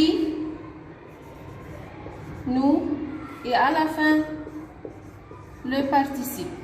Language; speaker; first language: French; non-native, fluent; Arabic